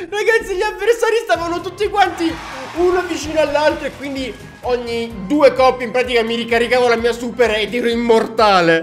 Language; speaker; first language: Italian; native; Italian